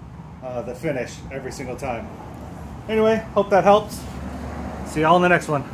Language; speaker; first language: English; native; English